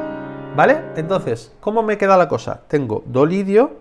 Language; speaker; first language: Spanish; native; Spanish